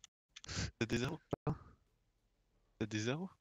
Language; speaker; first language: French; native; French